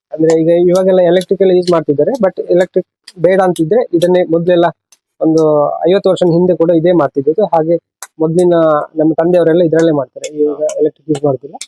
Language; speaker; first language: Kannada; native; Kannada